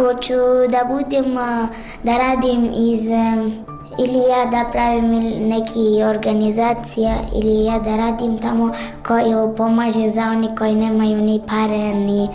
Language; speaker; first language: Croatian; early bilingual, other home language; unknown